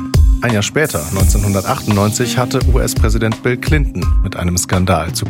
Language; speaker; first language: German; native; German